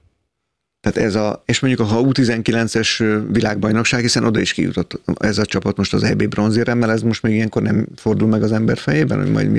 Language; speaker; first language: Hungarian; native; Hungarian